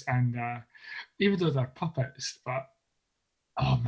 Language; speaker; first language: English; native; English